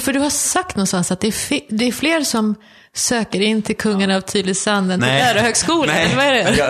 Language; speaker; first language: Swedish; native; Swedish